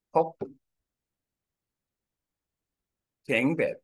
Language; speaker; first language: Vietnamese; non-native, learner; Korean